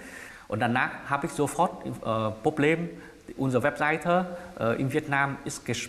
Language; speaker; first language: German; non-native, learner; Vietnamese